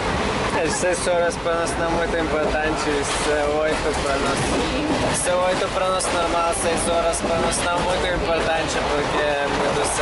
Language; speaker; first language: Portuguese; non-native, learner; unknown